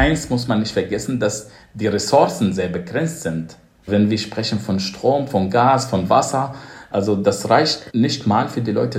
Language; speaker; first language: German; non-native, fluent; Arabic